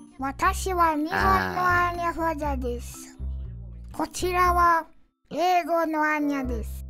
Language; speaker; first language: Japanese; non-native, learner; English